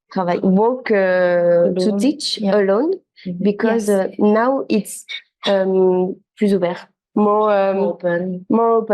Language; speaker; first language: English; non-native, learner; French